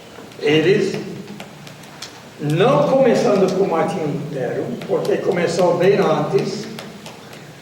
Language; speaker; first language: Portuguese; non-native, fluent; English